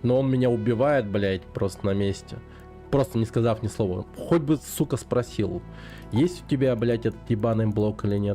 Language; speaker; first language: Russian; native; Russian